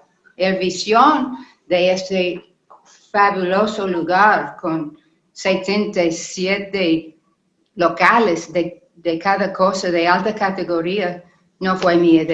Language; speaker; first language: Spanish; non-native, learner; English